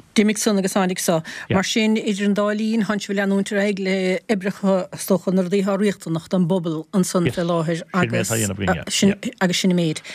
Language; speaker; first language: Irish; native; Irish